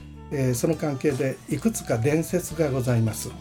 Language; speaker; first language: Japanese; native; Japanese